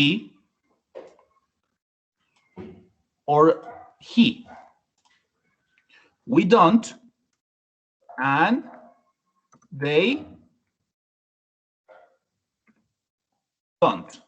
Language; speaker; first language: English; non-native, learner; Spanish